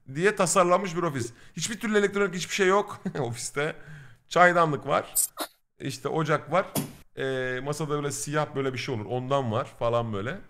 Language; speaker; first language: Turkish; native; Turkish